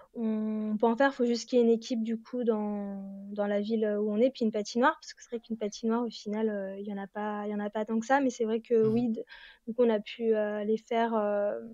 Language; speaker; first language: French; native; French